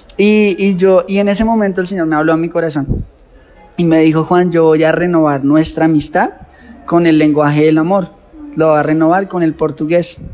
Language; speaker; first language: Spanish; native; Spanish